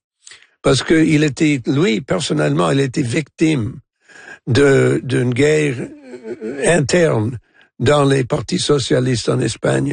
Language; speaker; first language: French; non-native, fluent; English